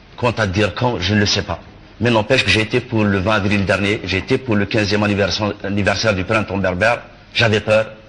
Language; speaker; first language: French; non-native, local second language; Kabyle